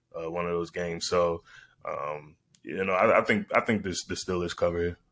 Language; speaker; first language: English; native; English